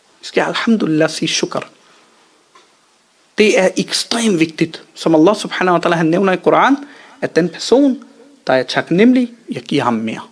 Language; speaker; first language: Danish; early bilingual, other home language; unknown